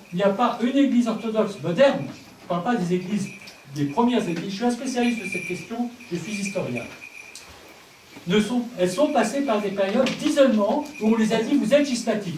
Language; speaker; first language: French; native; French